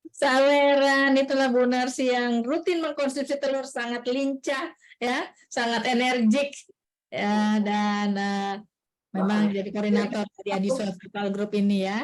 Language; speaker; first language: Malay; native; Malay